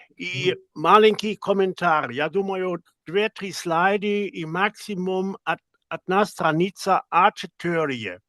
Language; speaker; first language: Russian; non-native, learner; German